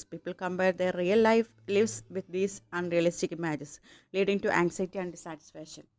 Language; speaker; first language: English; non-native, local second language; Malayalam